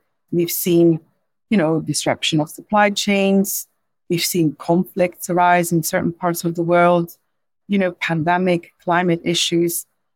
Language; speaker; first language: English; non-native, fluent; Dutch